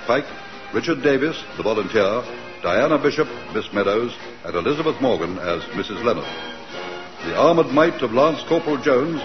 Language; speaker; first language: English; native; English